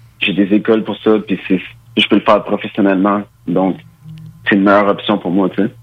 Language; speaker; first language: French; early bilingual, other home language; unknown